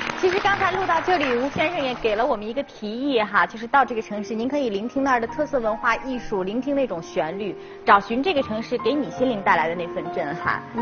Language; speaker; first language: Chinese; native; Chinese